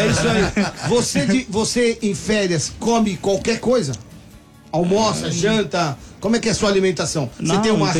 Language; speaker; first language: Portuguese; native; Portuguese